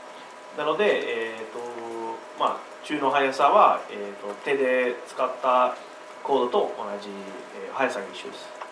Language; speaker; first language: Japanese; non-native, learner; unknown